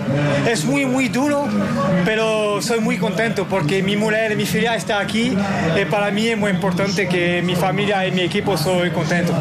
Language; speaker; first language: Spanish; non-native, learner; French